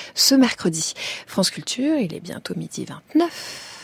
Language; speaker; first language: French; native; French